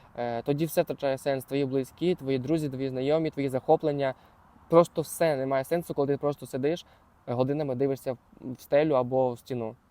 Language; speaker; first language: Ukrainian; non-native, local second language; Russian